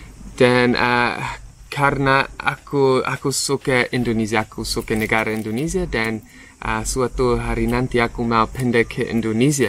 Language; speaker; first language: Indonesian; non-native, learner; English